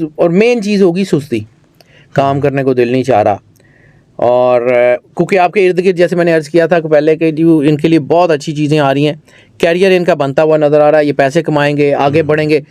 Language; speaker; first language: Urdu; non-native, local second language; Punjabi